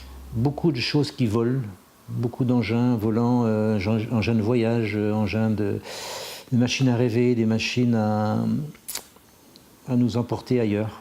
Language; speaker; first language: French; native; French